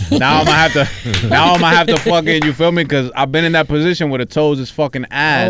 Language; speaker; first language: English; early bilingual, other home language; Spanish